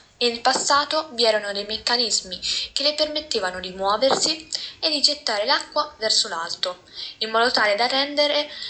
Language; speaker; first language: Italian; native; Italian